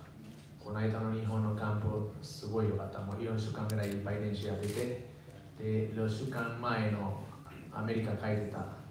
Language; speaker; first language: Japanese; non-native, fluent; Spanish